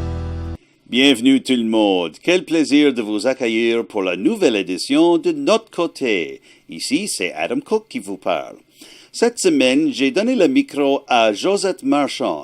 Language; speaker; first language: French; non-native, learner; English